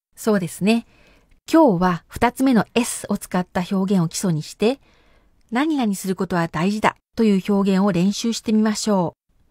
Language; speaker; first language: Japanese; native; Japanese